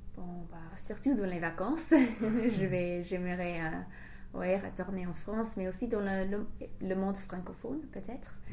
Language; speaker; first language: French; non-native, fluent; English